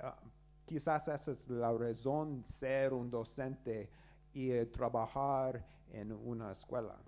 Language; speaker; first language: Spanish; non-native, learner; English